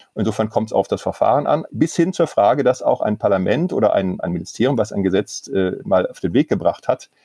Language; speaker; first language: German; native; German